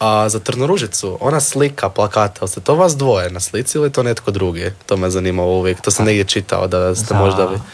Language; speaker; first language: Serbian; native; Serbian